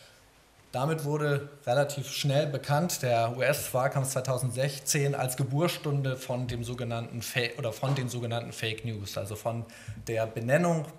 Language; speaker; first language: German; native; German